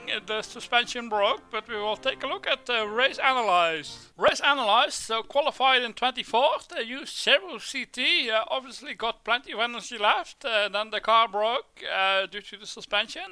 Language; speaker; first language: English; non-native, fluent; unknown